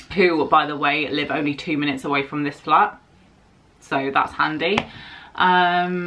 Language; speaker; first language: English; native; English